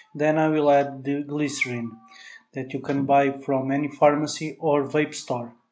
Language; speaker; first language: English; non-native, learner; Portuguese